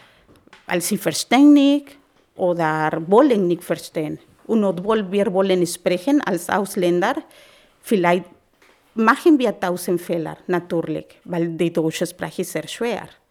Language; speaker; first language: German; non-native, learner; Spanish